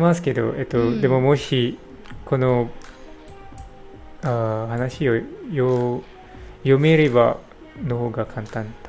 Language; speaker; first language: Japanese; non-native, learner; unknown